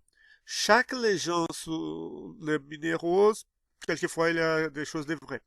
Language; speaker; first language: French; non-native, fluent; Portuguese